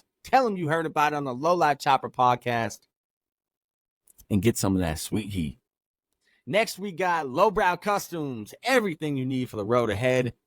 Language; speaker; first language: English; native; English